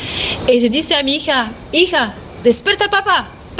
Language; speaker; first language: Spanish; non-native, learner; French